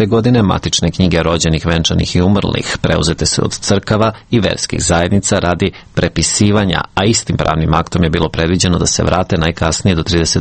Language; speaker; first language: Serbian; native; Serbian